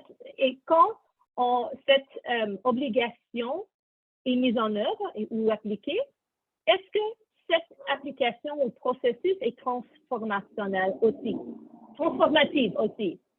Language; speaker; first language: French; non-native, learner; English